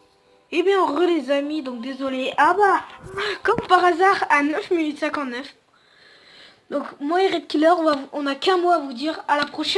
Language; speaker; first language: French; native; French